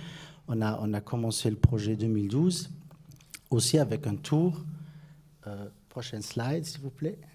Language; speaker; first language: French; non-native, fluent; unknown